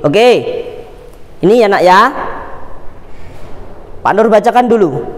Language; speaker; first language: Indonesian; non-native, local second language; Javanese